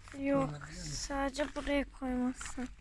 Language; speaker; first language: Turkish; early bilingual, heritage; Turkish